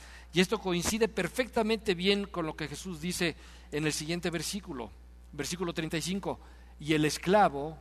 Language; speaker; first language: Spanish; native; Spanish